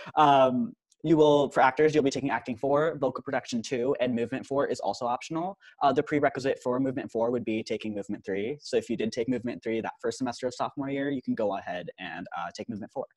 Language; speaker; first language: English; native; English